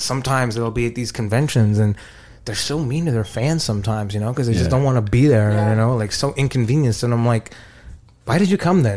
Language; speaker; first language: English; native; English